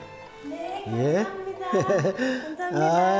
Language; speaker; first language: Korean; non-native, learner; Spanish